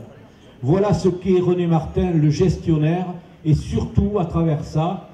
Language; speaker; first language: French; native; French